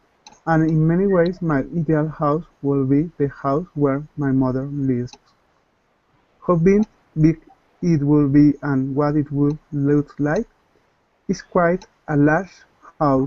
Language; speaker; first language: English; non-native, learner; Spanish